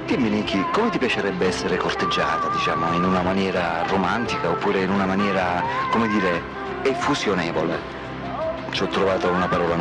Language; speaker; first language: Italian; native; Italian